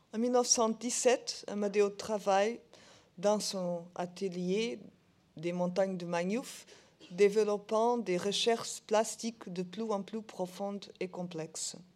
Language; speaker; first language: French; non-native, learner; Portuguese